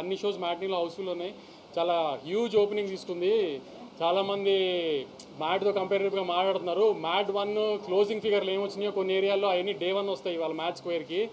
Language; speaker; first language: Telugu; native; Telugu